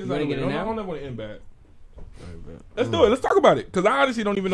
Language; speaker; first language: English; native; English